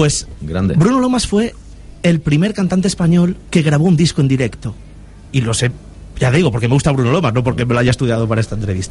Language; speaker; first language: Spanish; native; Spanish